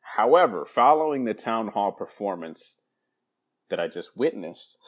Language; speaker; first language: English; native; English